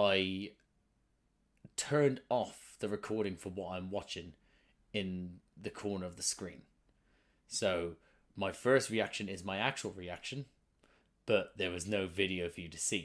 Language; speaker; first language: English; native; English